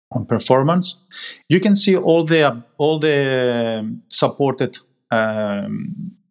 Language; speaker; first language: English; non-native, fluent; Greek